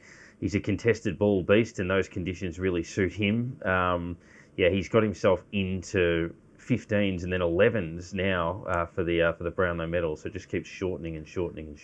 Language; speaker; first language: English; native; English